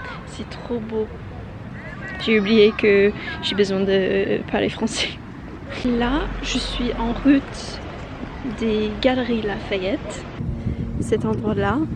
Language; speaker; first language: French; non-native, learner; English